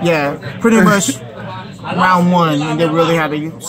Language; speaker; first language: English; native; English